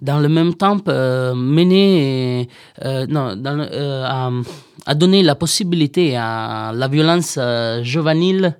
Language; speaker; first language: French; non-native, learner; Italian